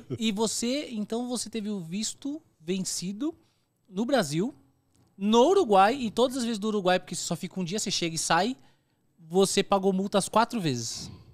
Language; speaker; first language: Portuguese; native; Portuguese